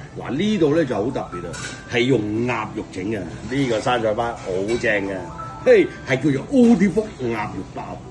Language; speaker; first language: Cantonese; early bilingual, other home language; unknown